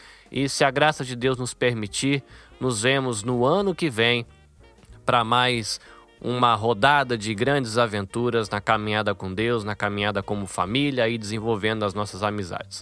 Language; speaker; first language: Portuguese; native; Portuguese